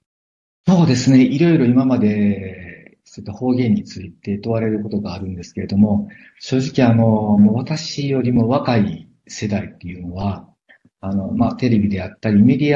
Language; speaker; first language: Japanese; native; Japanese